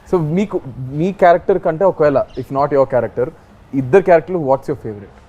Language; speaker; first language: Telugu; native; Telugu